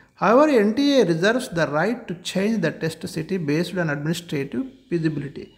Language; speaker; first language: English; non-native, local second language; Telugu